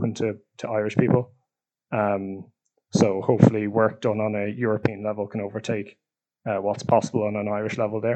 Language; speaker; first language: English; native; English